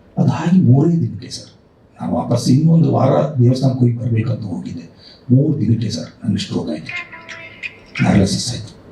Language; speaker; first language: Kannada; native; Kannada